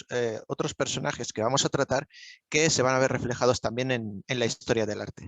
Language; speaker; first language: Spanish; native; Spanish